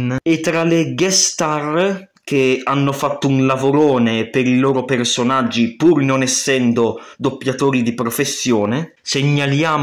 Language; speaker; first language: Italian; native; Italian